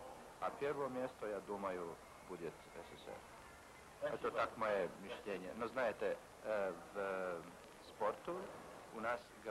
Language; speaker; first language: Russian; non-native, learner; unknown